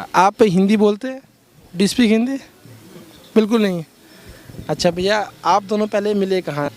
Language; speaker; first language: Hindi; native; Hindi